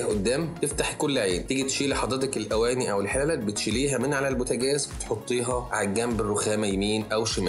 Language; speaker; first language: Arabic; native; Arabic